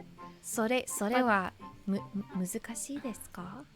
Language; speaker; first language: Japanese; non-native, learner; English